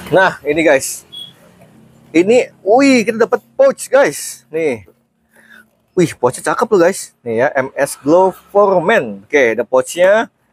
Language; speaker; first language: Indonesian; native; Indonesian